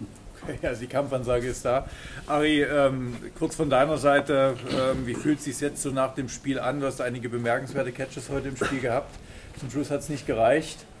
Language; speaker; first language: German; native; German